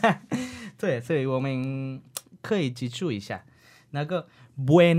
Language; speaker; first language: Chinese; non-native, learner; Spanish